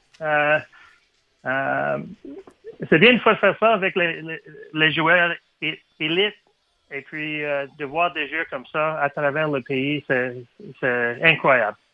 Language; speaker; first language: French; non-native, learner; English